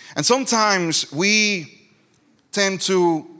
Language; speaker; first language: English; non-native, fluent; Spanish